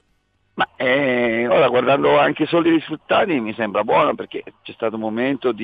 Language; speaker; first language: Italian; native; Italian